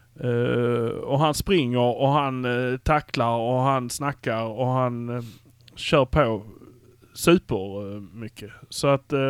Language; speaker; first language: Swedish; native; Swedish